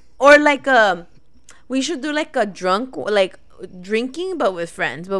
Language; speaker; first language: English; early bilingual, other home language; Spanish